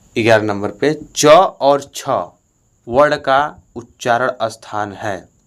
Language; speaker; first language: Hindi; native; Hindi